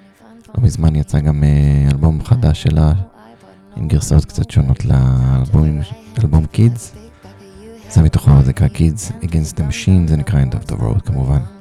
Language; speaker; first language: Hebrew; native; Hebrew